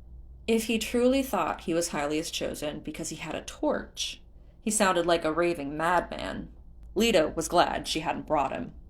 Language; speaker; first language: English; native; English